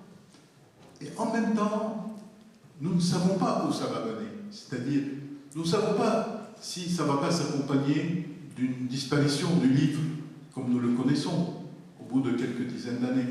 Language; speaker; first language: French; non-native, local second language; Arabic